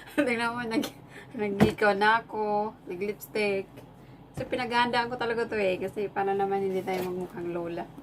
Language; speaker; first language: Filipino; non-native, local second language; Waray